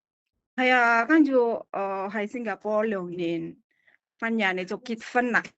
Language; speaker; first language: Cantonese; non-native, fluent; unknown